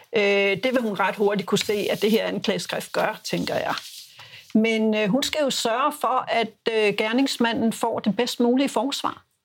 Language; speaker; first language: Danish; native; Danish